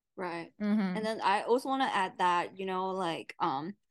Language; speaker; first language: English; non-native, fluent; Chinese